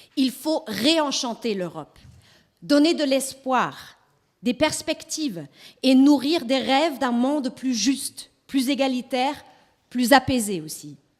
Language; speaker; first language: French; non-native, fluent; German